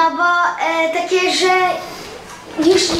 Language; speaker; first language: Polish; early bilingual, heritage; Polish